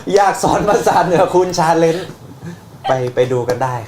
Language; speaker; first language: Thai; native; Thai